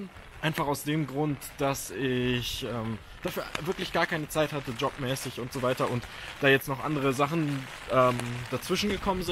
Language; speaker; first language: German; native; German